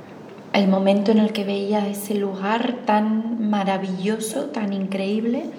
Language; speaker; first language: Spanish; native; Spanish